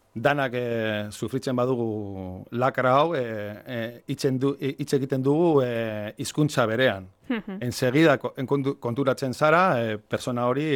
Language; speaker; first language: Basque; non-native, local second language; Spanish